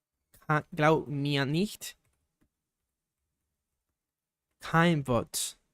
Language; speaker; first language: German; non-native, learner; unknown